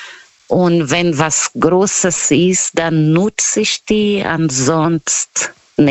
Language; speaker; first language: German; non-native, learner; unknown